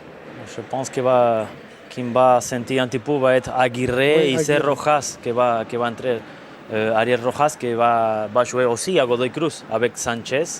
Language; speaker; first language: French; non-native, fluent; Spanish